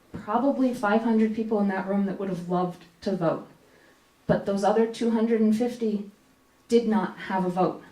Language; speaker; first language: English; native; English